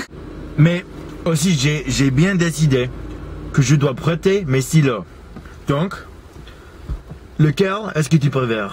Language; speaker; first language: French; non-native, learner; English